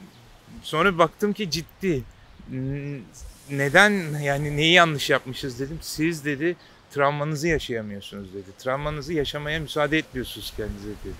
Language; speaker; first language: Turkish; native; Turkish